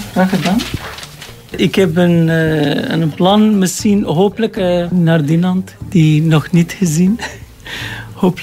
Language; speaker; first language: Dutch; non-native, learner; Arabic